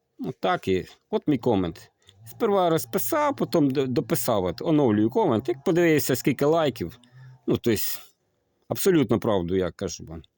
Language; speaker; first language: Ukrainian; native; Ukrainian